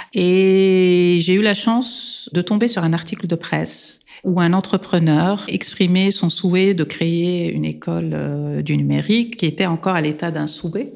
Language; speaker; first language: French; non-native, local second language; Armenian